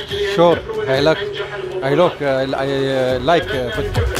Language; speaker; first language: English; non-native, learner; Arabic